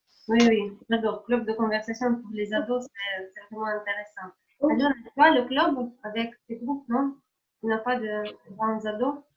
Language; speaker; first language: French; non-native, fluent; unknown